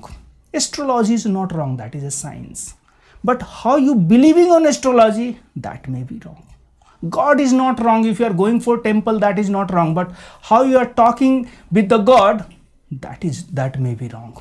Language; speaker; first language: English; non-native, local second language; Hindi